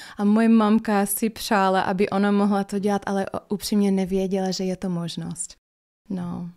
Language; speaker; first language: Czech; non-native, fluent; English